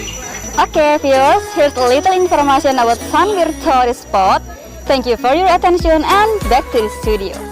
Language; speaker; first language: English; non-native, learner; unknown